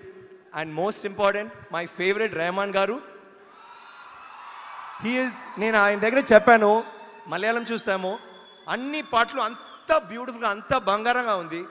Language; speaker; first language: Telugu; non-native, fluent; Tamil